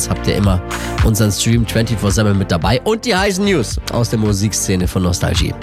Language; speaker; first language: German; native; German